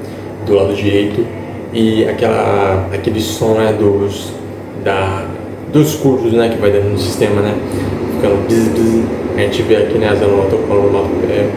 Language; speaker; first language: Portuguese; native; Portuguese